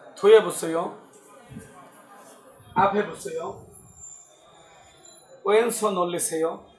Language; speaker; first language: Korean; non-native, fluent; Bangla